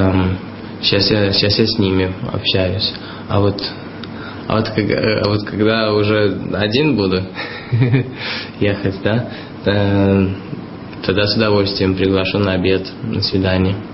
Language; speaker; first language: Russian; early bilingual, heritage; Russian